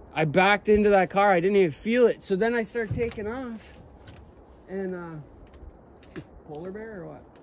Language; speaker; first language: English; native; English